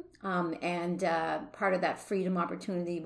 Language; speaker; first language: English; native; English